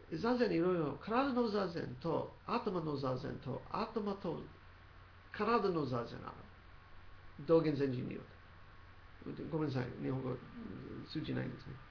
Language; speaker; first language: Japanese; non-native, learner; English